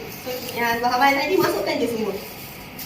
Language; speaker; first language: Malay; native; Malay